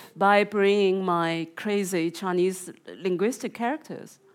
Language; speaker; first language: English; non-native, fluent; Chinese